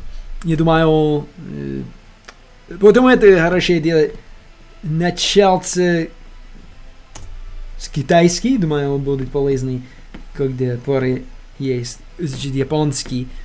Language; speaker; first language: Russian; non-native, learner; English